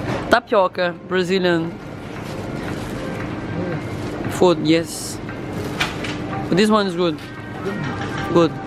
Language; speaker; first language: English; non-native, learner; Portuguese